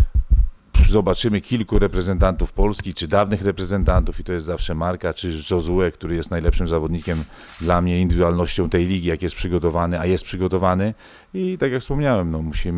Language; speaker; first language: Polish; native; Polish